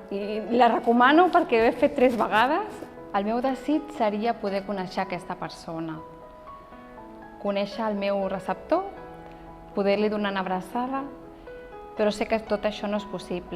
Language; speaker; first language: Catalan; native; Catalan